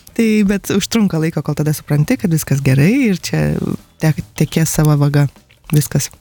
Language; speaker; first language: Lithuanian; native; Lithuanian